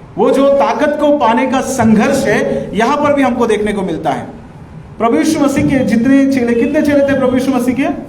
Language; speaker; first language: Hindi; non-native, local second language; Marathi